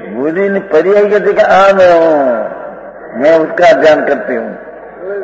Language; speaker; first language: Hindi; non-native, local second language; Gujarati